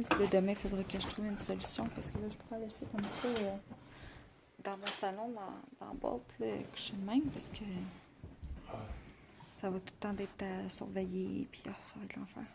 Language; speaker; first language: French; native; French